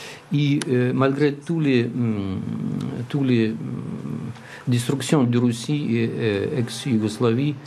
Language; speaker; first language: French; non-native, learner; Russian